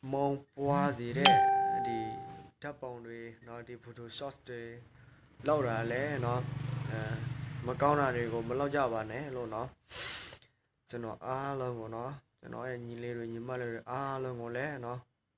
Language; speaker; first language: Burmese; non-native, local second language; S'gaw Karen